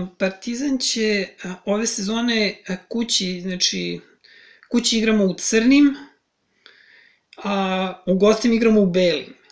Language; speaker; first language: Serbian; native; Serbian